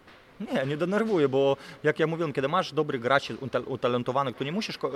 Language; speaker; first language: Polish; non-native, fluent; Lithuanian